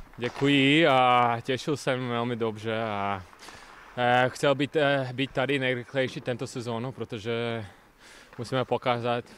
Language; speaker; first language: Czech; non-native, learner; Latvian